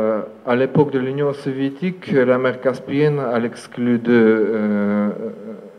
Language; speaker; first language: French; non-native, fluent; Russian